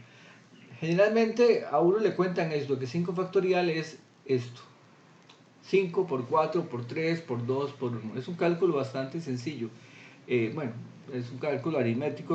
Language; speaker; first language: Spanish; native; Spanish